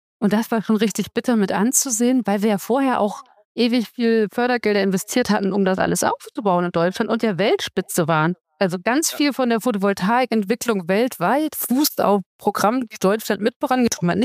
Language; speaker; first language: German; native; German